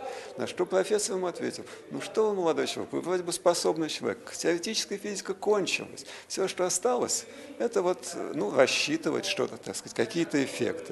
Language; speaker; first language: Russian; native; Russian